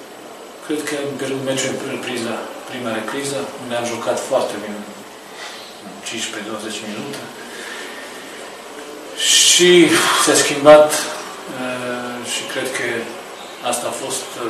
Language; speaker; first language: Romanian; non-native, fluent; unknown